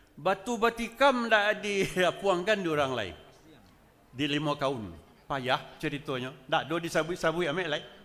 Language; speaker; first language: Malay; native; Malay